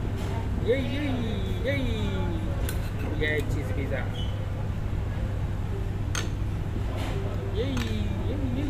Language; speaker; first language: Japanese; native; Japanese